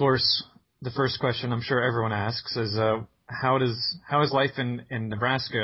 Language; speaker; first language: English; native; English